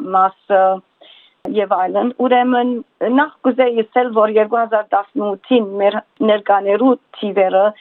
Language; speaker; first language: Armenian; early bilingual, heritage; Armenian